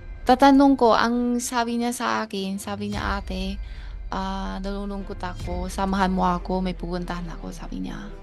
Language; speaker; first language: Filipino; early bilingual, other home language; Chinese